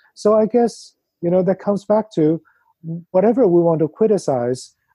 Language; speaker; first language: English; non-native, fluent; Chinese